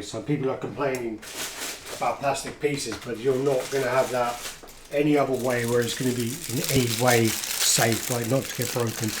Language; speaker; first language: English; native; English